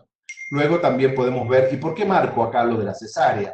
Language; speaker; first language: Spanish; native; Spanish